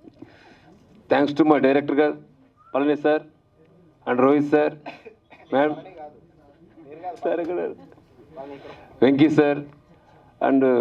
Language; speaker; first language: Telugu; non-native, learner; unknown